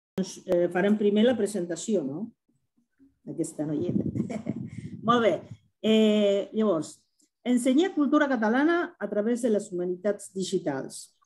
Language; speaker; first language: Catalan; non-native, fluent; Spanish